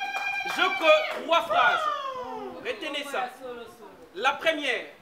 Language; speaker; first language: French; non-native, local second language; Lingala